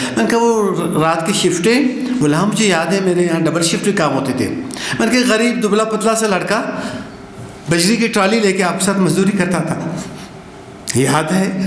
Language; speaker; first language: Urdu; non-native, local second language; Brahui